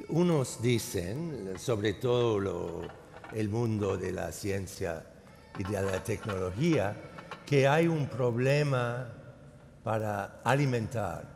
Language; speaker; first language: Spanish; non-native, fluent; English